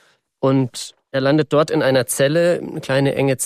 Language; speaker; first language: German; native; German